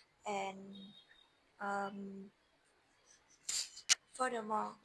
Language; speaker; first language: English; non-native, learner; Vietnamese